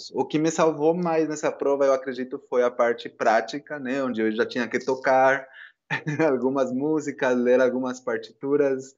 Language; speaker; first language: Portuguese; non-native, fluent; Spanish